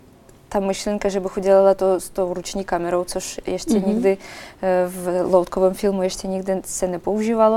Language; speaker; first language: Czech; non-native, fluent; Russian